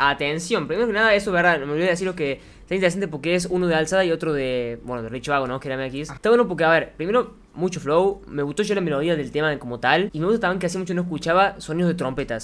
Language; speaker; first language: Spanish; native; Spanish